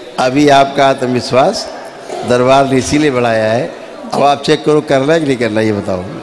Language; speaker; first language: Hindi; native; Hindi